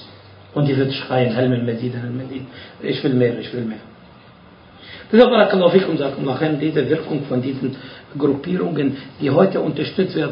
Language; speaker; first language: German; non-native, fluent; Arabic